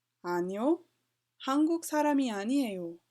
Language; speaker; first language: Korean; non-native, learner; English